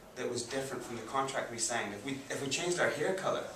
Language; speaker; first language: English; native; English